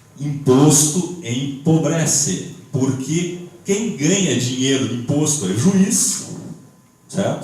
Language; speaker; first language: Portuguese; native; Portuguese